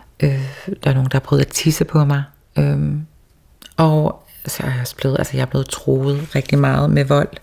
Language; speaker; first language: Danish; early bilingual, other home language; Faroese